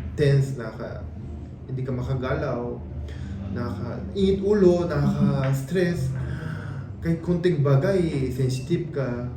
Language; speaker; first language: Filipino; non-native, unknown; Korean